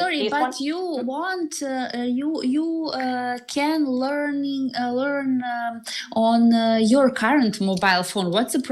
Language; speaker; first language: English; non-native, learner; Serbian